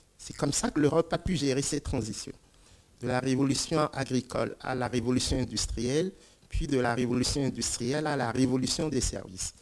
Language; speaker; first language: French; non-native, local second language; Ewe